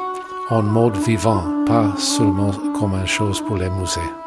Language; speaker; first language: French; non-native, learner; English